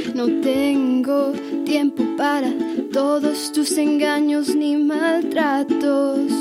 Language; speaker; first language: English; early bilingual, other home language; Spanish